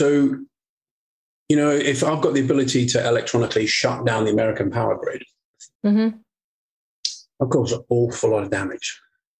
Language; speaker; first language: English; native; English